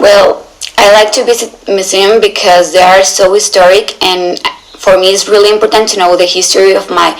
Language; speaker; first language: English; non-native, learner; Spanish